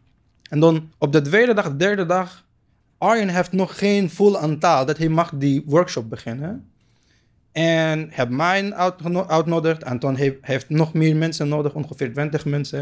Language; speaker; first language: Dutch; non-native, learner; Arabic